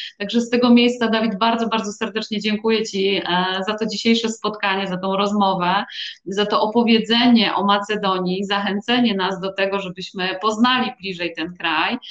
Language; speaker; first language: Polish; native; Polish